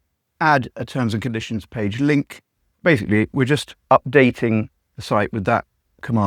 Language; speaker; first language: English; native; English